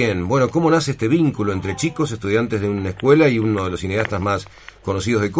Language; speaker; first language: Spanish; native; Spanish